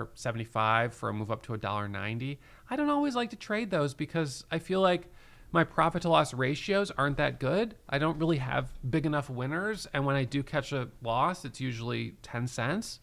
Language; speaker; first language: English; native; English